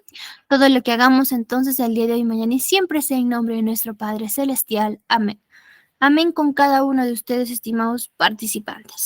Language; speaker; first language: Spanish; native; Spanish